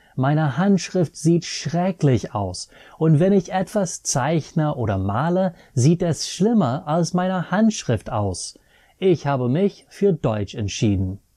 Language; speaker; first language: German; non-native, fluent; English